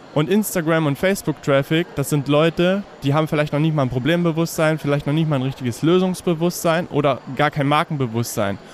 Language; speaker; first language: German; native; German